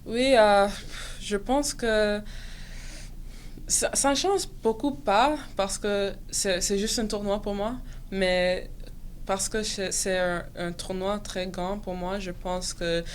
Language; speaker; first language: French; non-native, local second language; English